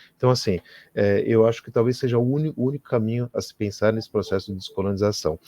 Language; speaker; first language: Portuguese; native; Portuguese